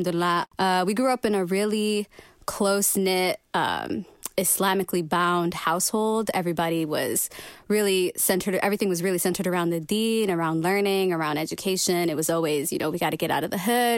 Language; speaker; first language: English; native; English